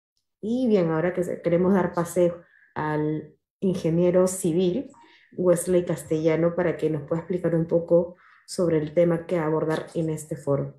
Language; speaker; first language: Spanish; native; Spanish